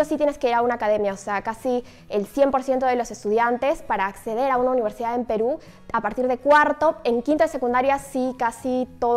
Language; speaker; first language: Spanish; native; Spanish